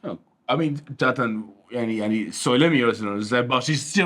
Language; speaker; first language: Turkish; non-native, fluent; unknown